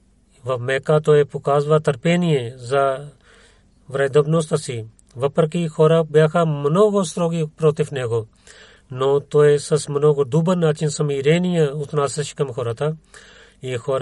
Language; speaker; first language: Bulgarian; non-native, learner; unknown